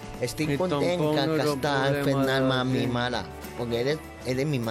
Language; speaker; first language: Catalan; non-native, local second language; Spanish